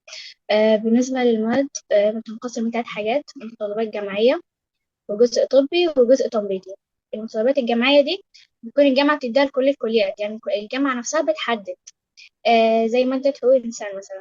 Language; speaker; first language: Arabic; native; Arabic